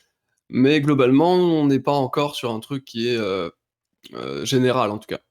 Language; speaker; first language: French; native; French